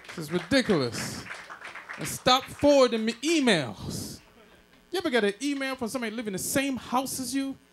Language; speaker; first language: English; native; English